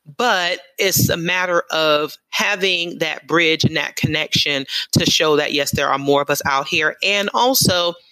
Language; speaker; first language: English; native; English